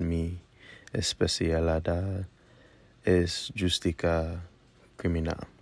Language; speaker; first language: Spanish; non-native, learner; English